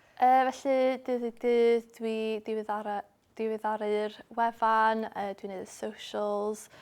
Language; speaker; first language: Welsh; non-native, local second language; English